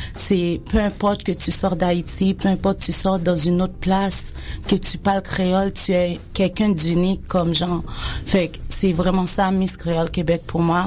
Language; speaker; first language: French; non-native, local second language; Haitian Creole